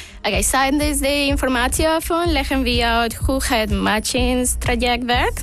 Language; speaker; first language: Dutch; non-native, fluent; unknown